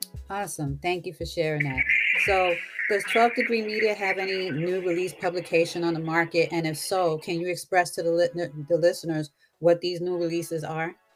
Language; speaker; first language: English; native; English